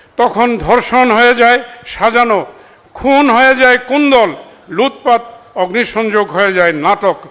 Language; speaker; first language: Bangla; non-native, local second language; Marma